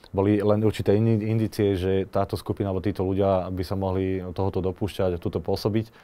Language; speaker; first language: Slovak; native; Slovak